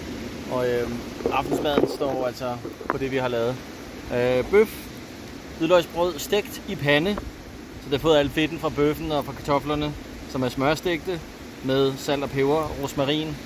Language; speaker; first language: Danish; native; Danish